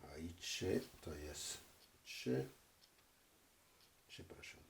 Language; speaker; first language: Polish; non-native, fluent; French